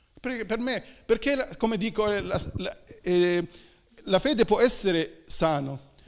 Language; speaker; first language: Italian; non-native, fluent; Arabic